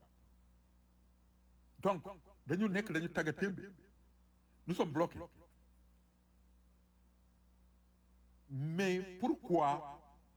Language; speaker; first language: French; non-native, local second language; Wolof